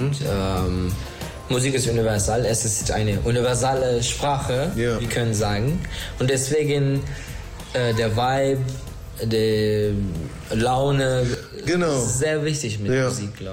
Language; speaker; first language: German; non-native, learner; Turkish